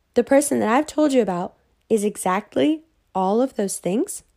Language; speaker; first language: English; early bilingual, other home language; Hindi